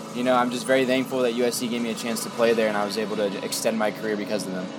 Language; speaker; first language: English; native; English